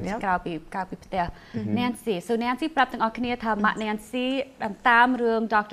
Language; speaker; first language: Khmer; early bilingual, heritage; Khmer